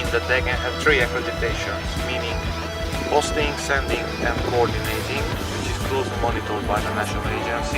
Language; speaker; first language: English; non-native, fluent; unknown